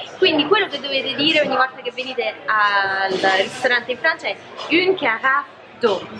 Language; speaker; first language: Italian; native; Italian